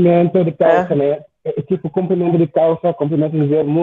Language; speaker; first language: Portuguese; non-native, learner; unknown